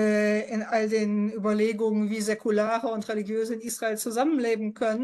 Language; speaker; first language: German; native; German